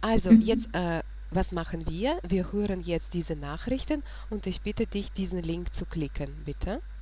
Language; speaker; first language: German; non-native, fluent; Russian